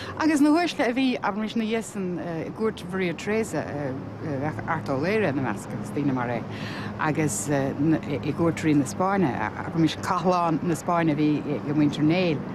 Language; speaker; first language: Irish; native; Irish